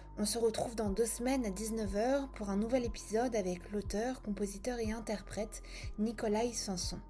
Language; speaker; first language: French; native; French